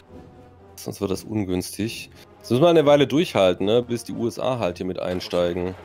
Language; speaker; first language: German; native; German